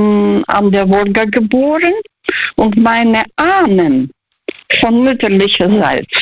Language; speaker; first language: German; non-native, fluent; Russian